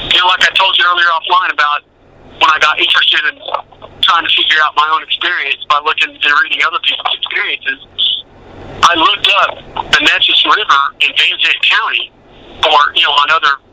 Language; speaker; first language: English; native; English